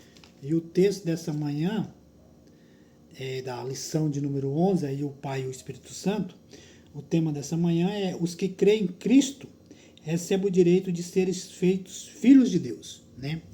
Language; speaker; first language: Portuguese; native; Portuguese